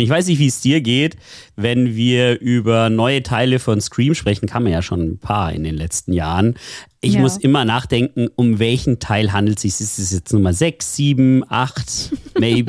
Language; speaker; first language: German; native; German